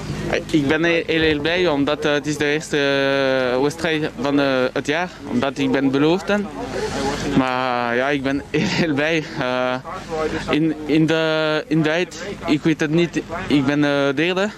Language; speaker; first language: Dutch; non-native, learner; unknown